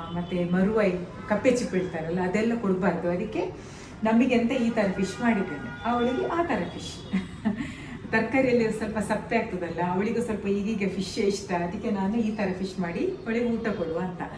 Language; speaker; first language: Kannada; non-native, local second language; Tulu